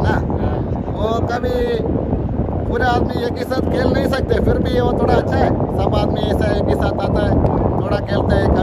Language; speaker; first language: Hindi; non-native, learner; Malayalam